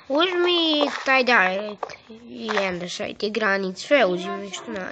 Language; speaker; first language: Bosnian; native; Bosnian